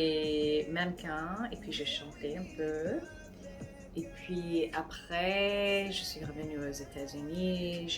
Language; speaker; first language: French; non-native, fluent; English